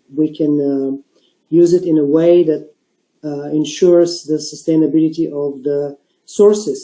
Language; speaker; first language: English; non-native, fluent; Bulgarian